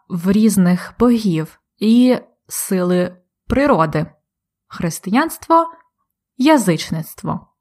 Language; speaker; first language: Ukrainian; native; Ukrainian